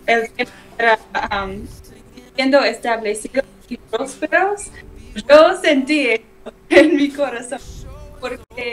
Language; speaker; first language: Spanish; non-native, learner; English